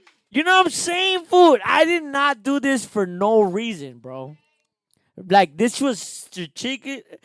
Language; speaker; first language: English; early bilingual, other home language; Spanish